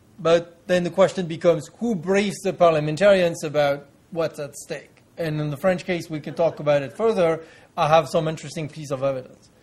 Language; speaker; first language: English; non-native, fluent; French